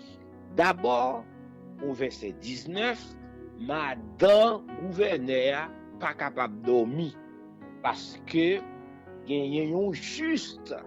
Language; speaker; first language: French; non-native, local second language; Haitian Creole